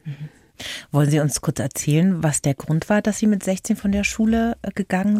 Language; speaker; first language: German; native; German